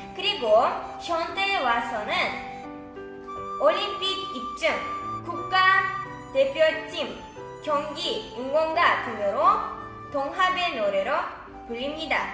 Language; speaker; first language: Korean; non-native, fluent; Uzbek